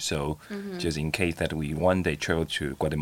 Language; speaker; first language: English; non-native, learner; Chinese